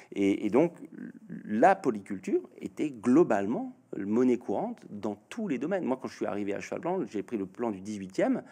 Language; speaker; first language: French; native; French